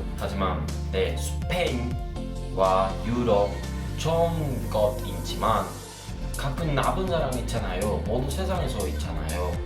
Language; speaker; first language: Korean; non-native, learner; Spanish